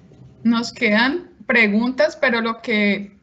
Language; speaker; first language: Spanish; native; Spanish